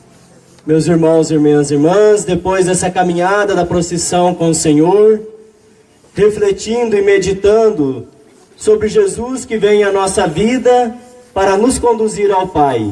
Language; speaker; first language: Portuguese; native; Portuguese